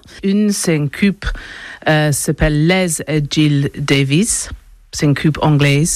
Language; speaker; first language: French; non-native, learner; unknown